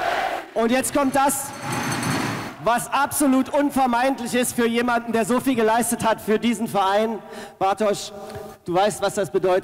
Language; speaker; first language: German; native; German